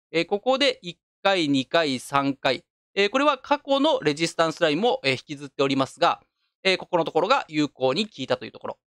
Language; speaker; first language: Japanese; native; Japanese